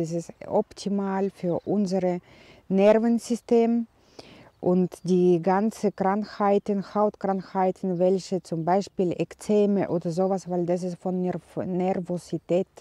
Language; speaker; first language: German; non-native, learner; Russian